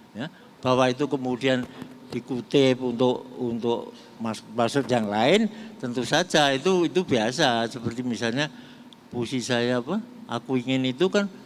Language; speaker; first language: Indonesian; non-native, local second language; Javanese